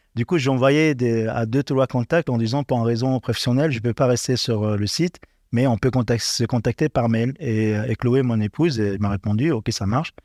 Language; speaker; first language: French; non-native, learner; Arabic